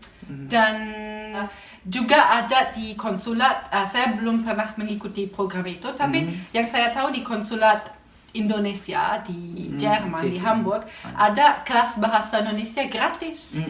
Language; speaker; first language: Indonesian; non-native, fluent; German